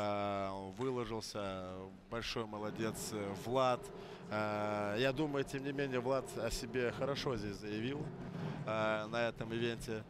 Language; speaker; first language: Russian; native; Russian